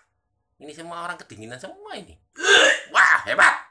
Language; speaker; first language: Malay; non-native, local second language; Javanese